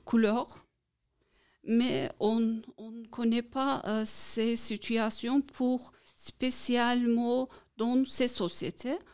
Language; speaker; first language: French; non-native, learner; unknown